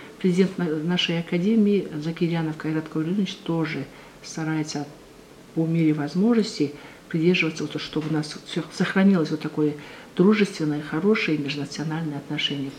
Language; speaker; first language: Russian; non-native, local second language; Kazakh